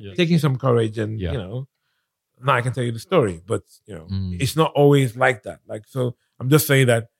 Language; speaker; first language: English; non-native, local second language; Yoruba